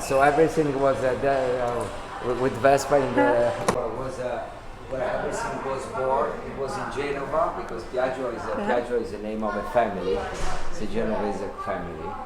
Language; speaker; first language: English; non-native, fluent; Italian